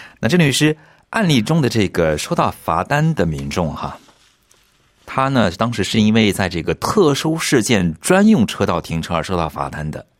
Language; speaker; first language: Chinese; native; Chinese